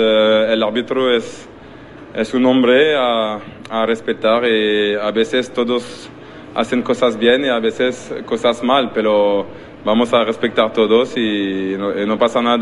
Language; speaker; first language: Spanish; non-native, learner; French